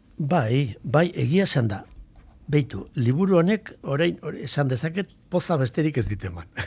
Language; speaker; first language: Basque; non-native, local second language; Spanish